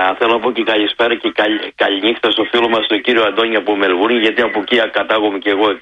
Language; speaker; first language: Greek; early bilingual, heritage; Greek